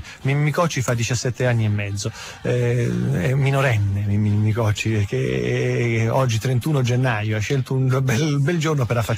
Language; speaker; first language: Italian; native; Italian